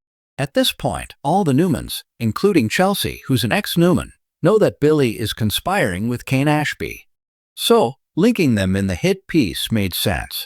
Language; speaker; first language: English; native; English